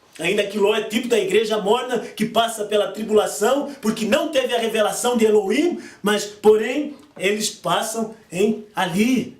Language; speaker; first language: Portuguese; native; Portuguese